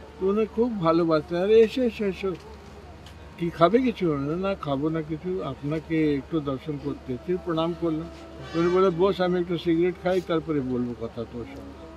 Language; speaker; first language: Bangla; non-native, fluent; Hindi